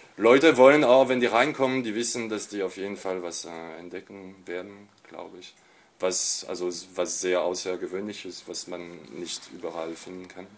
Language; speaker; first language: German; non-native, fluent; French